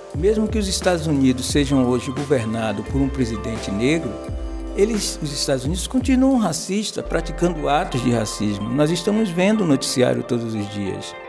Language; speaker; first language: Portuguese; native; Portuguese